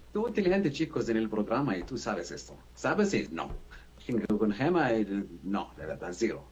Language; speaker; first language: Spanish; non-native, learner; Arabic